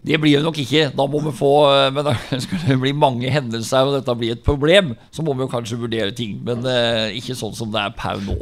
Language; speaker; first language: Norwegian; native; Norwegian